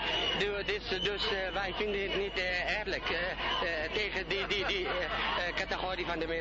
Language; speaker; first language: Dutch; non-native, fluent; Kurdish